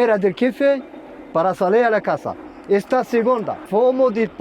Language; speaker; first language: Spanish; non-native, learner; Arabic